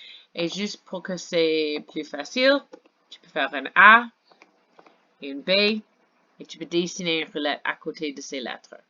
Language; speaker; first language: French; non-native, fluent; English